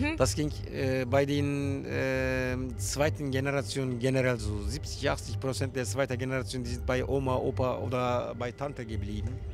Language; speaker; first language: German; early bilingual, other home language; Turkish